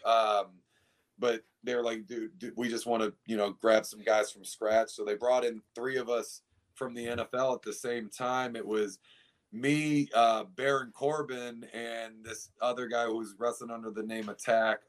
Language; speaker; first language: English; native; English